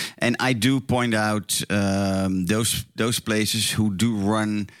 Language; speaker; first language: English; non-native, fluent; Dutch